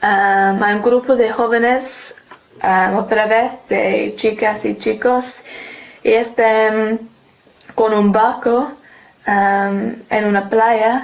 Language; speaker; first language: Spanish; non-native, learner; English